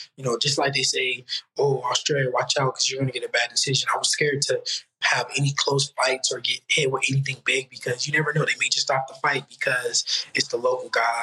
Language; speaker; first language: English; native; English